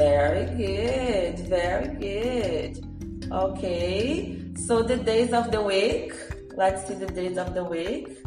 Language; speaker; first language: English; non-native, fluent; Portuguese